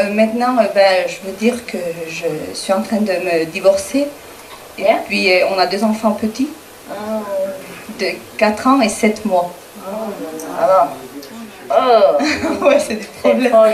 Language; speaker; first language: French; non-native, learner; Spanish